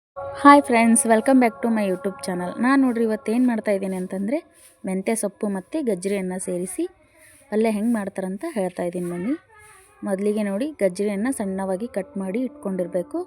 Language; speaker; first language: Kannada; native; Kannada